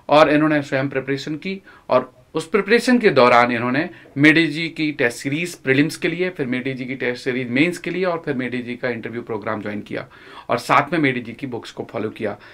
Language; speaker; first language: Hindi; native; Hindi